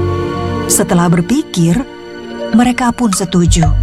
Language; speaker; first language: Indonesian; native; Indonesian